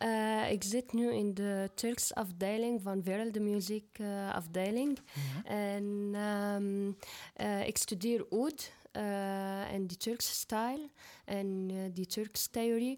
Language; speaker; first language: Dutch; non-native, learner; Arabic